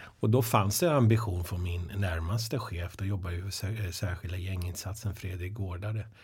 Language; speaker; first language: Swedish; early bilingual, other home language; Persian